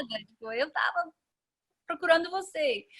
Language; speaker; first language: Portuguese; non-native, fluent; English